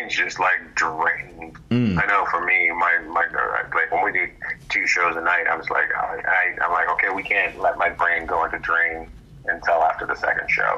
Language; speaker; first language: English; native; English